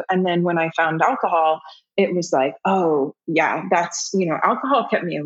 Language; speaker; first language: English; early bilingual, other home language; German